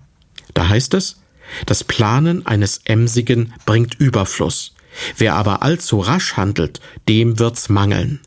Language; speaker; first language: German; native; German